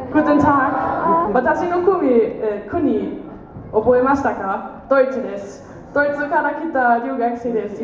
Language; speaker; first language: Japanese; non-native, learner; German